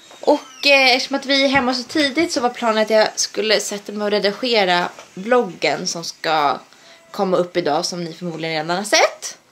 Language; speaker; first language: Swedish; native; Swedish